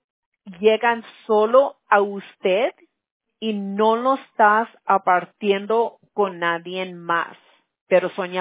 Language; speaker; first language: Spanish; early bilingual, heritage; Spanish